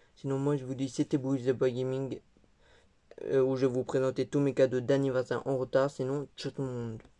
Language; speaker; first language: French; native; French